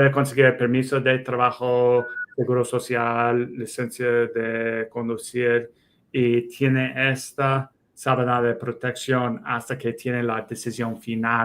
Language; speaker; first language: Spanish; non-native, fluent; English